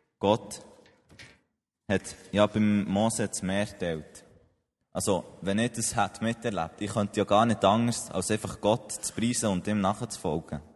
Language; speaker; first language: German; native; German